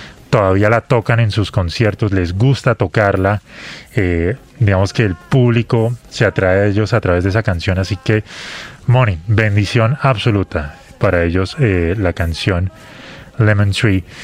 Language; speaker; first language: Spanish; native; Spanish